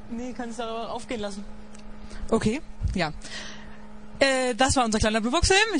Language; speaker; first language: German; native; German